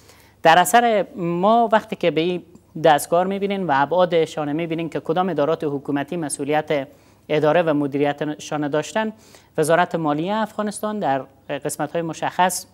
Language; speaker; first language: Persian; native; Persian